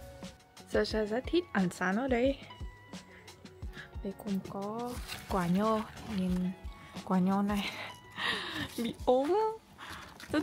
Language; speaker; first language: Vietnamese; non-native, learner; Russian